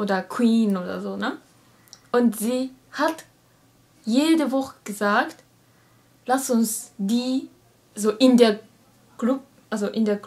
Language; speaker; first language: German; non-native, learner; Japanese